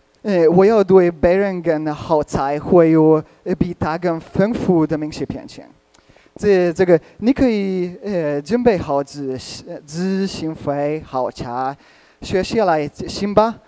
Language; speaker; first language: Chinese; non-native, learner; Hungarian